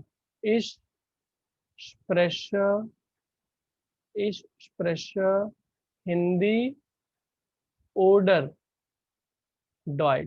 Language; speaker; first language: German; non-native, fluent; Hindi